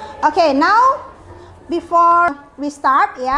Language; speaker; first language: English; non-native, fluent; Indonesian